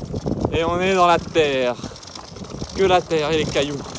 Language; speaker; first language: French; native; French